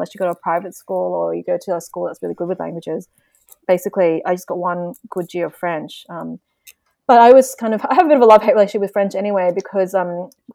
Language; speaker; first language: English; non-native, local second language; Vietnamese